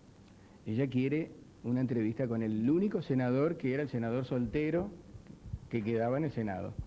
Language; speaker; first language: Spanish; native; Spanish